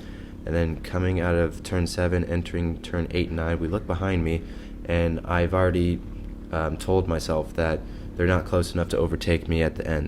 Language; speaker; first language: English; native; English